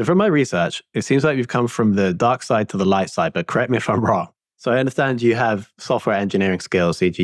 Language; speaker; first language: English; native; English